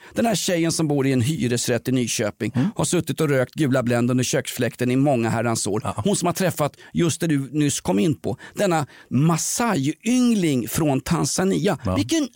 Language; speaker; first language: Swedish; native; Swedish